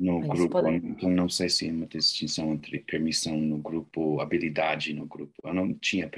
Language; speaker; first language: Portuguese; non-native, learner; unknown